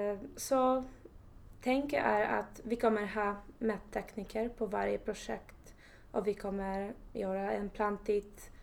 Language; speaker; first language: Swedish; non-native, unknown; Polish